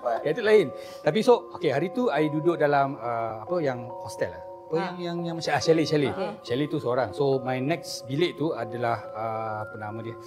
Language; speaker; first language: Malay; non-native, local second language; Chinese